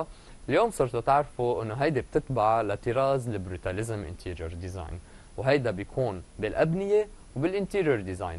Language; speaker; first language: Arabic; native; Arabic